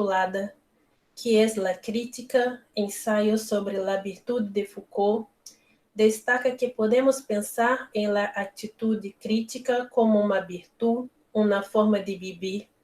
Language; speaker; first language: Spanish; non-native, learner; Portuguese